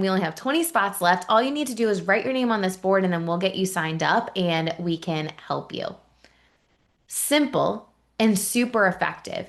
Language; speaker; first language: English; native; English